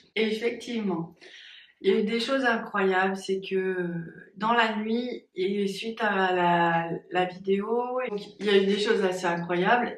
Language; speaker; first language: French; native; French